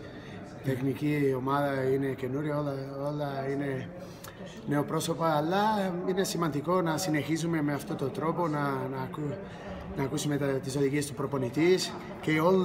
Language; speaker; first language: Greek; non-native, fluent; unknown